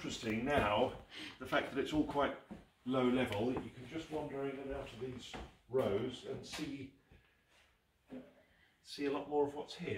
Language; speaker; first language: English; native; English